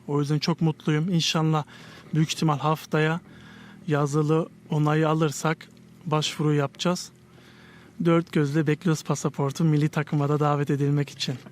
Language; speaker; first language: Turkish; early bilingual, heritage; Turkish